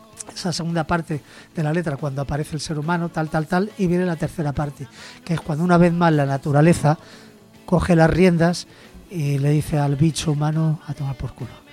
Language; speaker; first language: Spanish; native; Spanish